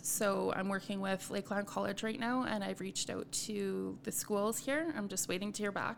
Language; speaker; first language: English; native; English